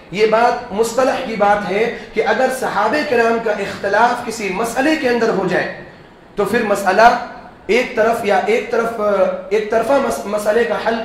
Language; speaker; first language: Urdu; native; Urdu